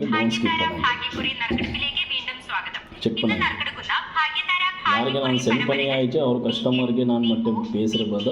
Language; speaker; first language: Tamil; non-native, learner; Kannada